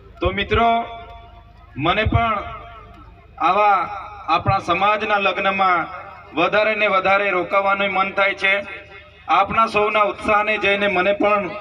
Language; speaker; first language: Gujarati; non-native, local second language; Vasavi